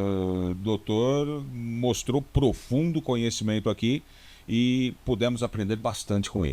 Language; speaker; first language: Portuguese; native; Portuguese